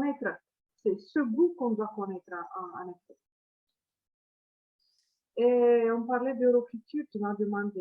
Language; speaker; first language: French; non-native, fluent; Romanian